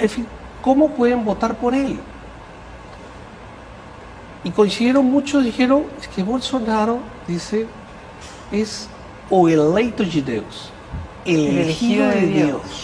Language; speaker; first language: Spanish; native; Spanish